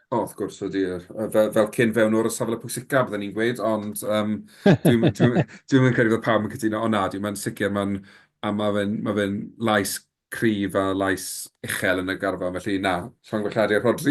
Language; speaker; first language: Welsh; native; Welsh